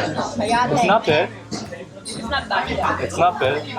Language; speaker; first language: English; non-native, fluent; Korean